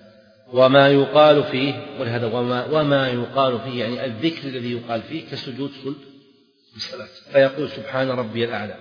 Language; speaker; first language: Arabic; native; Arabic